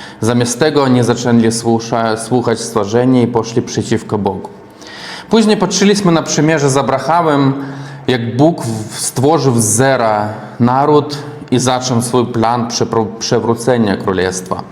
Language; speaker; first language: Polish; non-native, learner; Russian